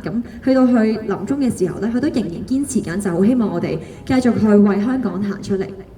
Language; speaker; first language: Cantonese; native; Cantonese